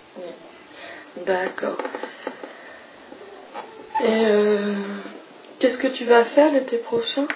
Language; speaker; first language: French; non-native, fluent; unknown